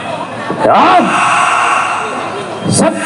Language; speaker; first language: Indonesian; non-native, local second language; Javanese